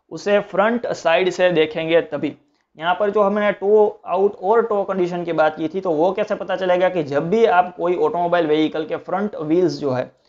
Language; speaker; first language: Hindi; non-native, local second language; Gujarati